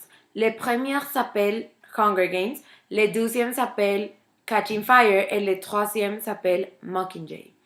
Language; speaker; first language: French; non-native, learner; Spanish